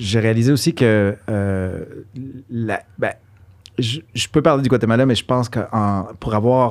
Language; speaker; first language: French; early bilingual, other home language; Spanish